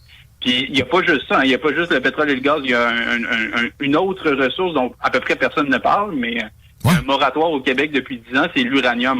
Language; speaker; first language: French; native; French